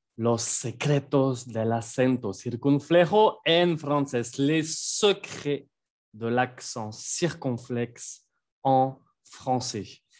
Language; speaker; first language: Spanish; non-native, fluent; French